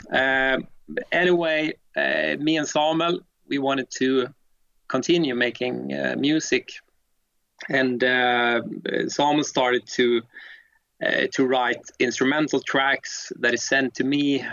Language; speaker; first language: English; non-native, fluent; Swedish